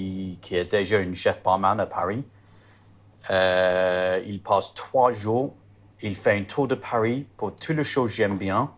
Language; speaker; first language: French; non-native, learner; English